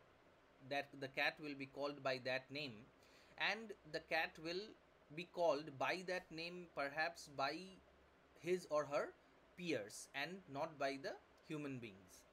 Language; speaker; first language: English; non-native, local second language; Bangla